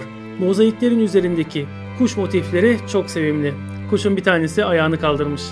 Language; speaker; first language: Turkish; native; Turkish